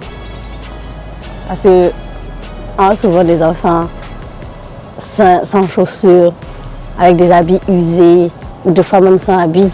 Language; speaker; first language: French; non-native, local second language; Fula